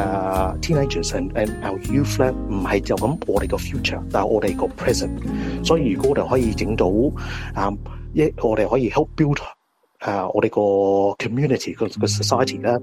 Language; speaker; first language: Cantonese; early bilingual, heritage; Cantonese